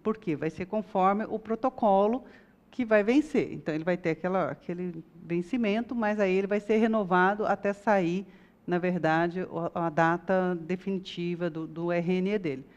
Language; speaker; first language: Portuguese; native; Portuguese